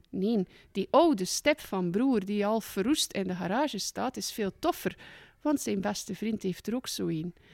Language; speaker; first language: Dutch; native; Dutch